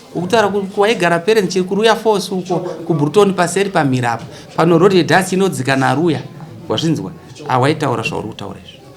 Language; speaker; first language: Shona; native; Shona